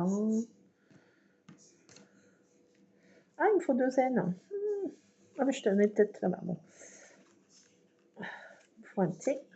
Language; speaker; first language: French; native; French